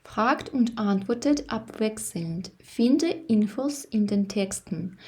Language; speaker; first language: German; non-native, fluent; Ukrainian